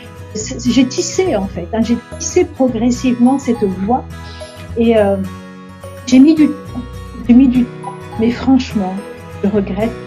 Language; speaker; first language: French; native; French